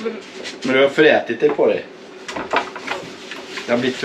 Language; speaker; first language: Swedish; native; Swedish